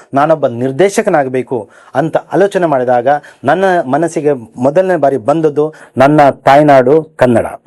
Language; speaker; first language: Kannada; native; Kannada